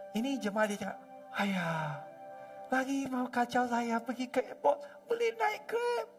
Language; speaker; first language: Malay; non-native, local second language; Chinese